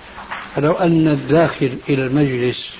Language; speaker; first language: Arabic; native; Arabic